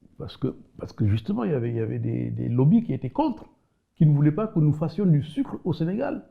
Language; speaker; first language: French; non-native, local second language; Wolof